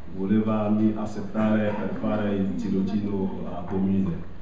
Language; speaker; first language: Italian; non-native, learner; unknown